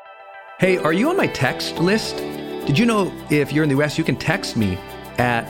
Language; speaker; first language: English; native; English